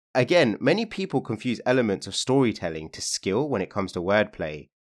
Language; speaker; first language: English; native; English